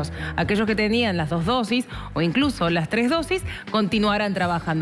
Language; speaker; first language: Spanish; native; Spanish